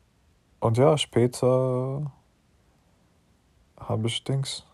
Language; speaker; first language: German; non-native, learner; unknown